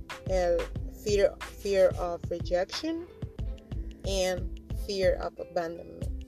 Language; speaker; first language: English; early bilingual, other home language; Spanish